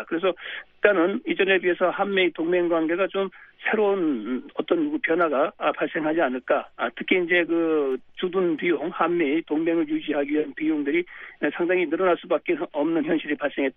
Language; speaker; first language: Korean; native; Korean